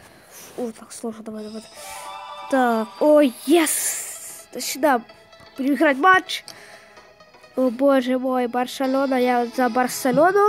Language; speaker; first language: Russian; non-native, fluent; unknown